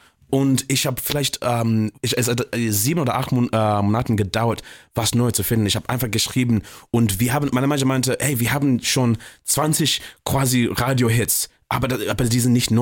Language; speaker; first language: German; non-native, fluent; English